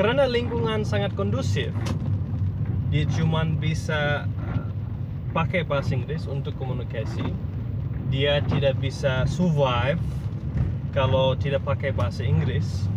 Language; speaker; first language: Indonesian; non-native, fluent; English